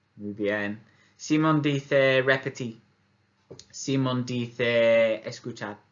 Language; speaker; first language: Spanish; non-native, learner; English